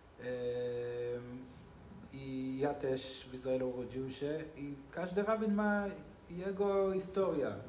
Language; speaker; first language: Polish; non-native, learner; Hebrew